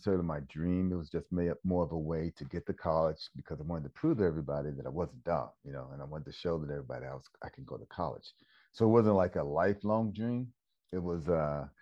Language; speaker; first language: English; native; English